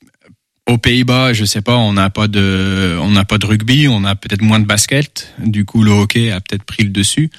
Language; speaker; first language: French; early bilingual, heritage; Dutch